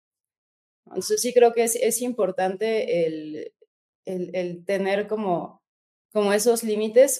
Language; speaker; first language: Spanish; native; Spanish